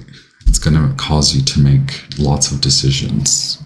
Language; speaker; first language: English; native; English